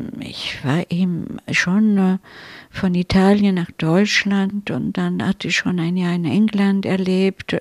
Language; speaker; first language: German; non-native, fluent; Italian